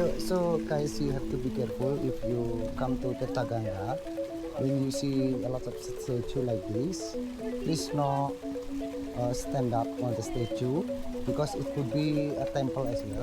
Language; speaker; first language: English; non-native, learner; Indonesian